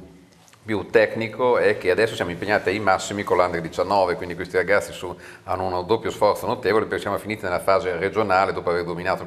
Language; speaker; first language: Italian; native; Italian